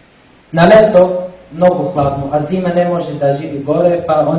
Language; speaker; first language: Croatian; non-native, learner; Arabic